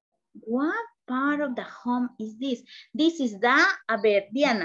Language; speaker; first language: English; non-native, learner; Spanish